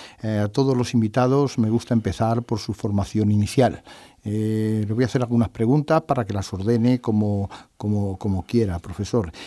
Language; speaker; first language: Spanish; native; Spanish